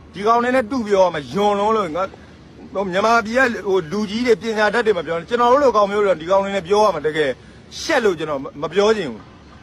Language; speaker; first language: Burmese; native; Burmese